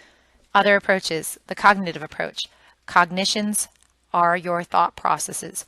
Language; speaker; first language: English; native; English